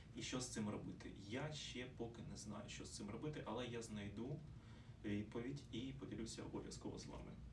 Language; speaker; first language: Ukrainian; non-native, local second language; Russian